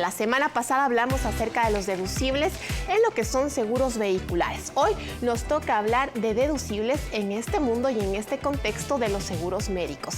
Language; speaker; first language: Spanish; native; Spanish